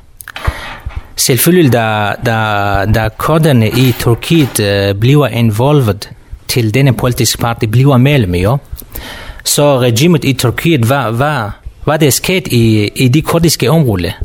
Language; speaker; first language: Danish; non-native, learner; Kurdish